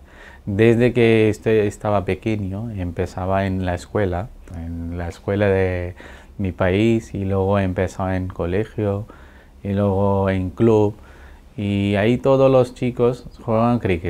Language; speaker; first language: Spanish; non-native, learner; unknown